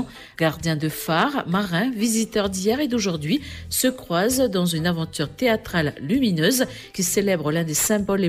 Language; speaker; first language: French; native; French